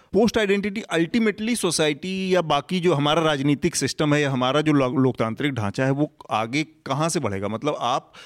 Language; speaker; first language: Hindi; native; Hindi